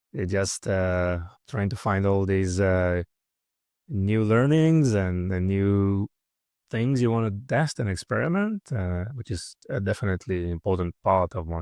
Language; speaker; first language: English; non-native, fluent; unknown